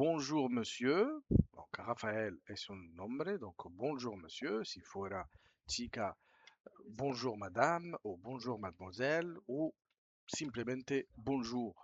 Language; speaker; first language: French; non-native, fluent; Spanish